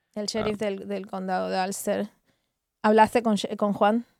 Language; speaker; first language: Spanish; native; Spanish